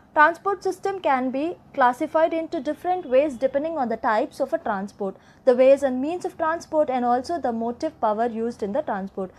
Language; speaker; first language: English; non-native, local second language; Tamil